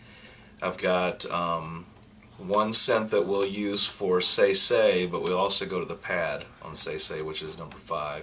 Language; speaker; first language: English; native; English